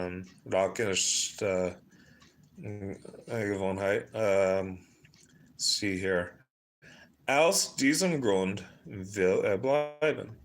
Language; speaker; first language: German; non-native, learner; English